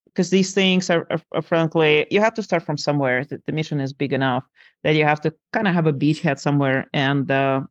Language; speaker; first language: English; non-native, fluent; Lithuanian